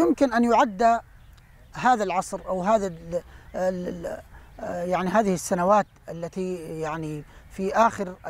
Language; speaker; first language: Arabic; non-native, fluent; Urdu